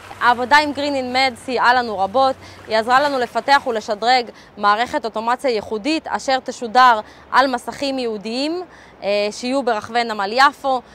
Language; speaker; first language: Hebrew; early bilingual, other home language; Russian